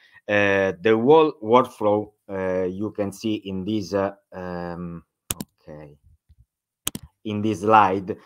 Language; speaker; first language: English; non-native, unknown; Italian